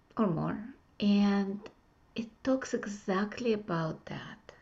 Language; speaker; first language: English; non-native, fluent; Russian